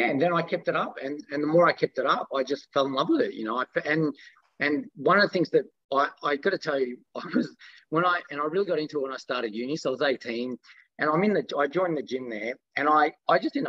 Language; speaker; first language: English; early bilingual, other home language; Greek